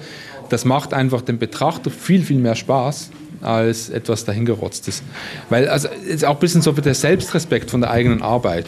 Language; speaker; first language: German; native; German